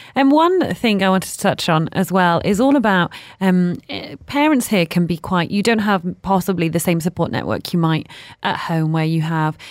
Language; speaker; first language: English; native; English